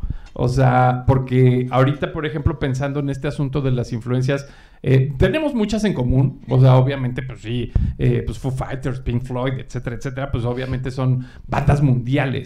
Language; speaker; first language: Spanish; native; Spanish